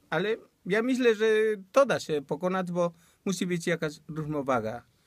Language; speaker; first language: Polish; non-native, fluent; Spanish